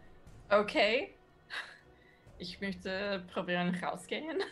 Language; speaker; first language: German; non-native, learner; English